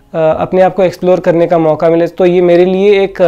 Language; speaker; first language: Hindi; non-native, local second language; Odia